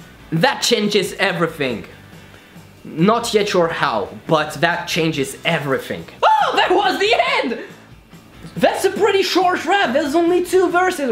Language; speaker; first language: English; non-native, fluent; French